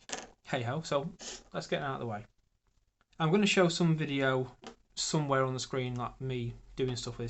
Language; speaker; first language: English; native; English